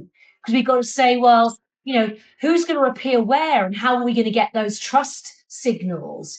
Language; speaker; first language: English; native; English